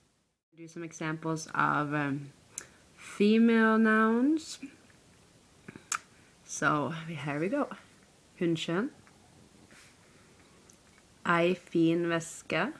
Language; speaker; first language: Norwegian; non-native, learner; English